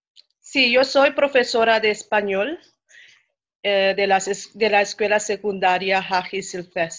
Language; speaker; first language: Spanish; non-native, fluent; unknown